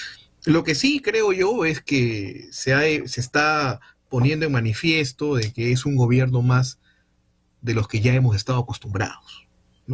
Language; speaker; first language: Spanish; native; Spanish